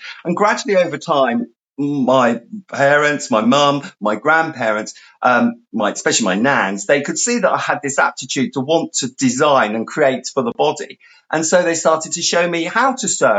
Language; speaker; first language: English; native; English